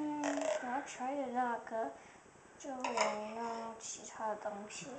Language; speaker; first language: Chinese; early bilingual, heritage; Chinese